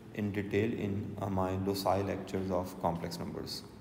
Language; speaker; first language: English; non-native, local second language; Urdu